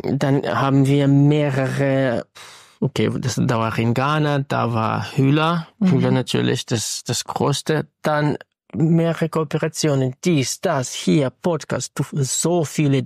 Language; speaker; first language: German; non-native, fluent; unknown